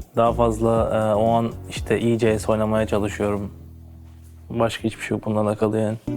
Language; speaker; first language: Turkish; native; Turkish